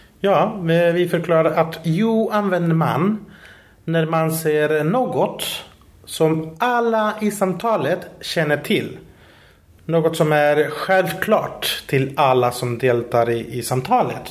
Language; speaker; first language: Swedish; non-native, fluent; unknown